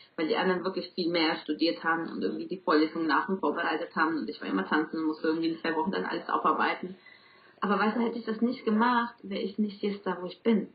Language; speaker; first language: German; non-native, fluent; Spanish